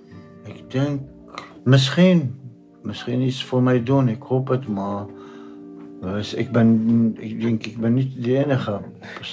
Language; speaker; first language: Dutch; non-native, learner; Arabic